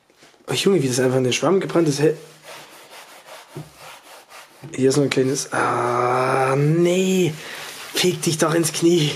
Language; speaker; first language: German; native; German